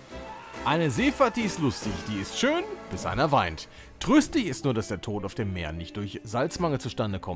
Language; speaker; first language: German; native; German